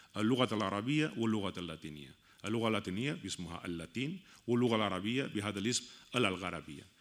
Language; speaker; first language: Arabic; non-native, fluent; Catalan